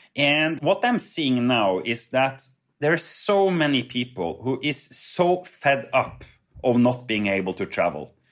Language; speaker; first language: English; non-native, fluent; Norwegian